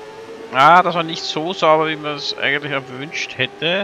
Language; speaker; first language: German; native; German